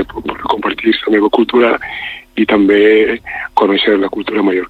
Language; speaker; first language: Catalan; non-native, fluent; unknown